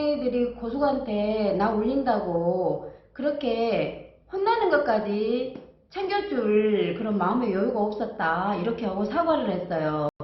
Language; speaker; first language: Korean; native; Korean